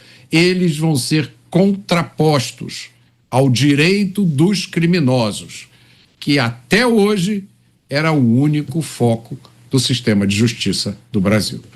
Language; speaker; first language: Portuguese; native; Portuguese